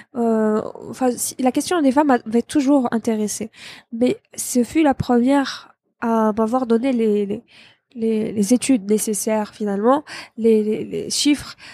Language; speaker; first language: French; non-native, local second language; Arabic